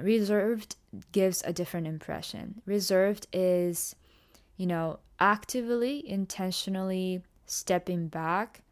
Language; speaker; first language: English; early bilingual, other home language; Japanese